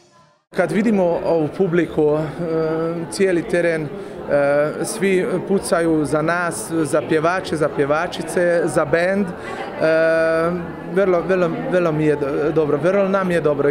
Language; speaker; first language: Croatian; early bilingual, heritage; Croatian